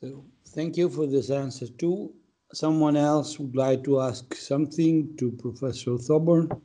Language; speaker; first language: English; non-native, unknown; Italian